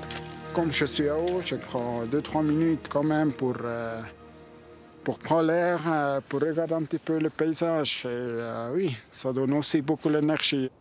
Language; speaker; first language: French; non-native, local second language; German